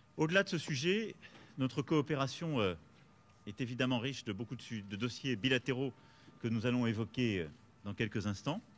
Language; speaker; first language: French; native; French